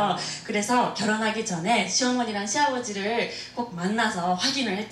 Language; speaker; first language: Korean; non-native, fluent; English